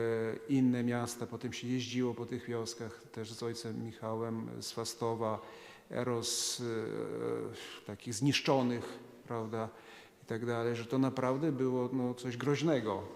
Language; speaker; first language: Polish; non-native, fluent; Ukrainian